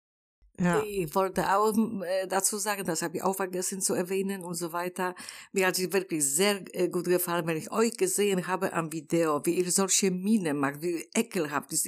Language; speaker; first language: German; non-native, learner; Polish